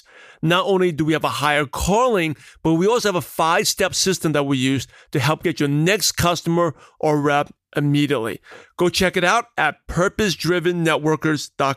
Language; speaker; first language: English; native; English